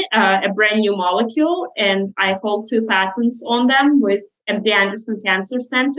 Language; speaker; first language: English; non-native, fluent; Russian